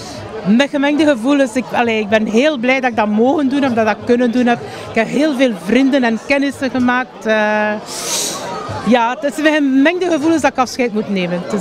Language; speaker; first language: Dutch; native; Dutch